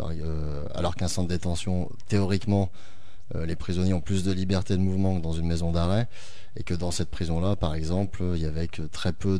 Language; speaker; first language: French; native; French